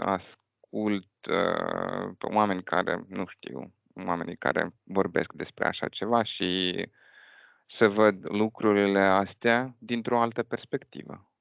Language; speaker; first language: Romanian; non-native, fluent; Russian